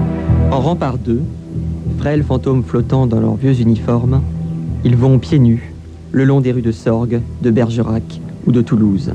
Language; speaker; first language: French; native; French